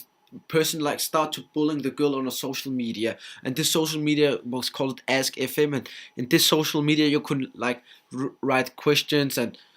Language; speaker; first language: English; non-native, fluent; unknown